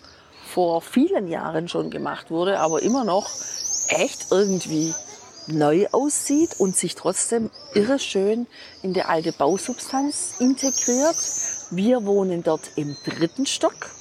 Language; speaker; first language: German; native; German